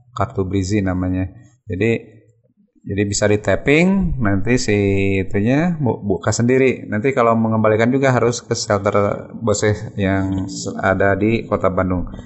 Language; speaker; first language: Indonesian; native; Indonesian